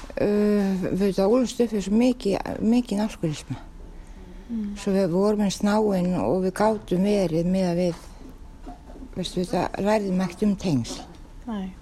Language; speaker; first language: Icelandic; early bilingual, heritage; Icelandic